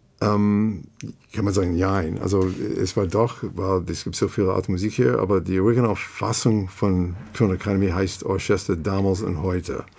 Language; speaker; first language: German; non-native, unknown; English